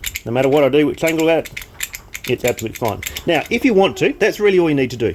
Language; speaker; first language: English; native; English